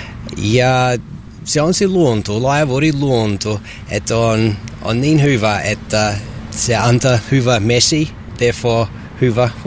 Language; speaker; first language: Finnish; non-native, learner; English